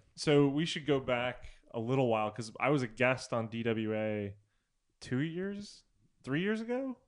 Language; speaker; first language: English; native; English